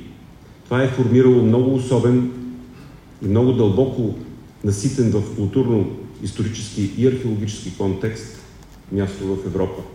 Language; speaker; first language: Bulgarian; native; Bulgarian